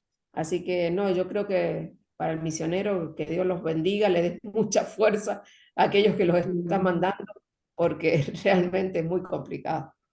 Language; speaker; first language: Spanish; native; Spanish